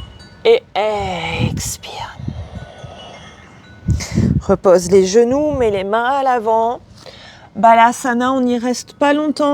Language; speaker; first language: French; native; French